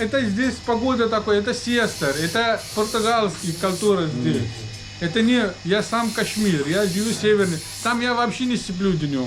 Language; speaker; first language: Russian; non-native, learner; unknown